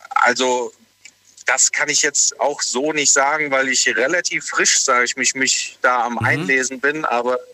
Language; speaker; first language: German; native; German